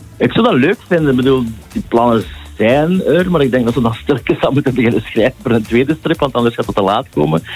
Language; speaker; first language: Dutch; native; Dutch